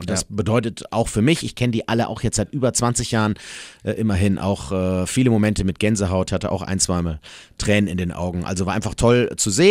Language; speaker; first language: German; native; German